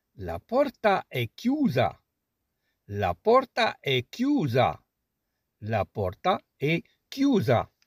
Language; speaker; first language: Italian; non-native, fluent; Arabic